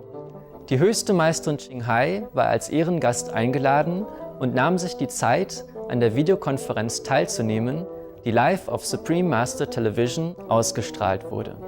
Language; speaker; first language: German; native; German